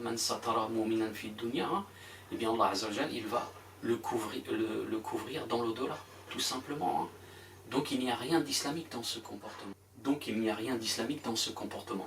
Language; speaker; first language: French; native; French